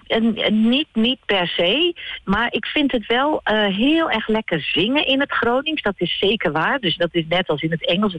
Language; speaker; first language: Dutch; native; Dutch